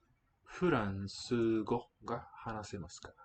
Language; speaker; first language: Japanese; non-native, learner; English